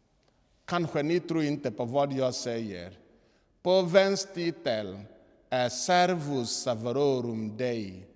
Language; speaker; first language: Swedish; non-native, fluent; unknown